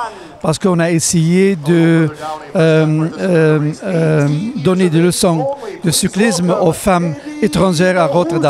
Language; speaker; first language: French; non-native, fluent; Dutch